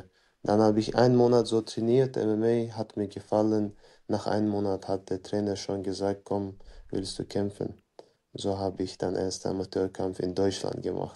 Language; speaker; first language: German; non-native, fluent; Chechen